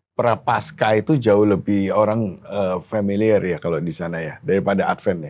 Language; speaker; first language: Indonesian; native; Indonesian